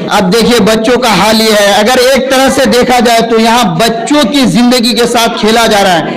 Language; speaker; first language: Hindi; non-native, local second language; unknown